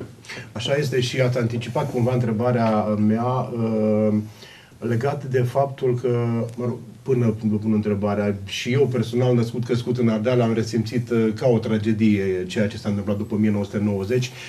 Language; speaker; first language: Romanian; native; Romanian